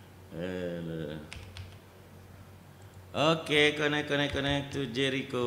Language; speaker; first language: English; non-native, learner; Indonesian